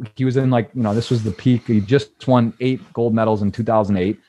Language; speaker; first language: English; native; English